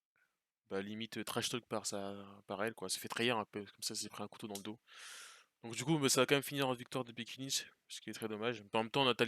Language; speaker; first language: French; native; French